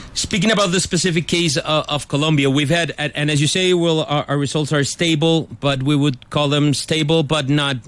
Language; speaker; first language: English; non-native, fluent; Spanish